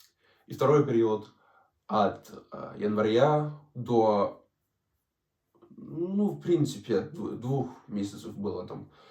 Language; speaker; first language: Russian; non-native, fluent; Danish